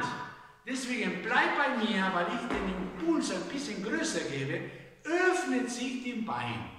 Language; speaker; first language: German; non-native, fluent; Spanish